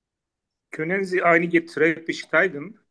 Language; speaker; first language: German; non-native, learner; Turkish